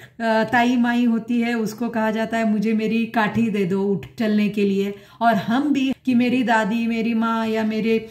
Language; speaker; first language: Hindi; non-native, local second language; Marathi